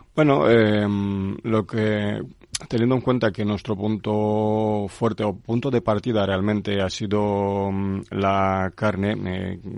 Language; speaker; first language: Spanish; non-native, fluent; Romanian